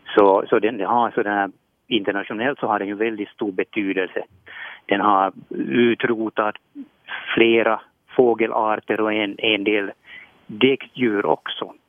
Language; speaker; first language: Swedish; native; Swedish